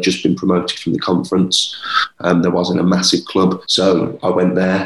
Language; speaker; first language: English; native; English